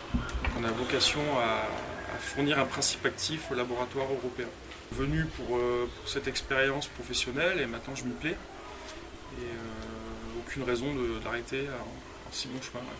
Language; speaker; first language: French; native; French